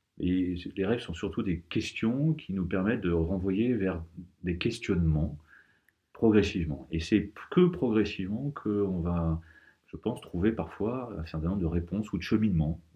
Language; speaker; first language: French; native; French